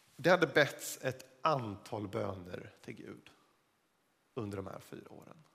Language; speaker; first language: Swedish; native; Swedish